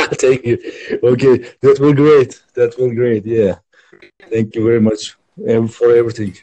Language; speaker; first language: English; non-native, learner; Turkish